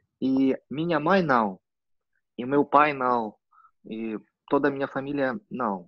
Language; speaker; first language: Portuguese; non-native, fluent; Russian